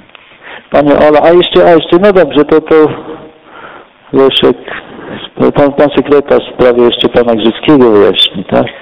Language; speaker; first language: Polish; native; Polish